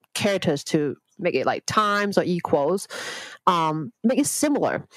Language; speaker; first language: English; non-native, local second language; Cantonese